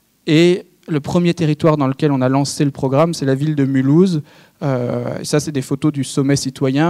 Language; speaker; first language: French; native; French